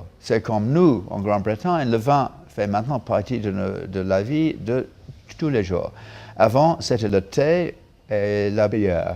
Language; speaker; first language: French; non-native, fluent; English